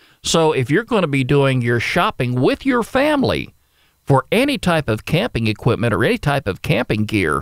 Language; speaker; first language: English; native; English